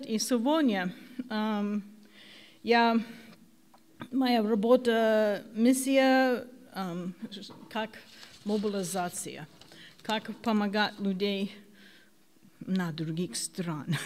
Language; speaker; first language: Russian; non-native, learner; English